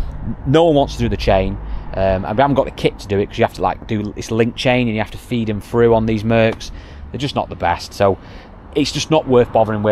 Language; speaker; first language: English; native; English